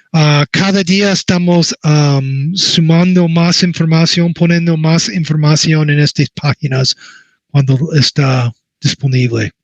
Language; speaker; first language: Spanish; non-native, learner; English